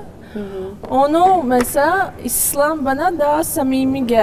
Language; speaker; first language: Turkish; non-native, learner; Latvian